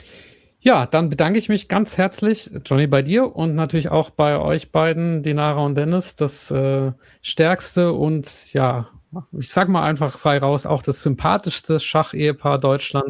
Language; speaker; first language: German; native; German